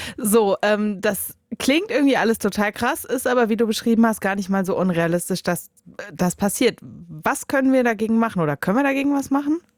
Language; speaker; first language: German; native; German